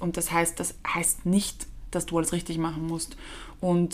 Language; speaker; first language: German; native; German